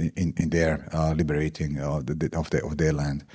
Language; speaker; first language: English; non-native, fluent; Slovak